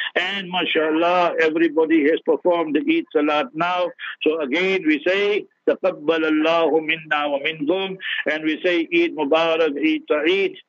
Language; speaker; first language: English; early bilingual, other home language; Urdu